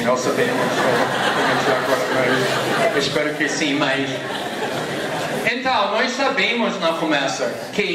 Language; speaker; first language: Portuguese; non-native, learner; English